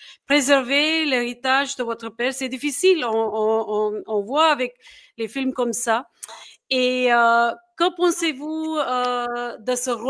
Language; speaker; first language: French; non-native, fluent; English